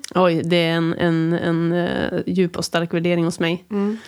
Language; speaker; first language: Swedish; native; Swedish